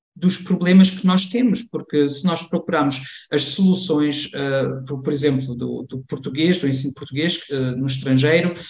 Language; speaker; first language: Portuguese; early bilingual, heritage; German